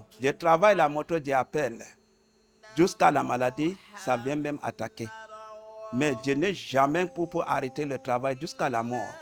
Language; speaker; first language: French; non-native, local second language; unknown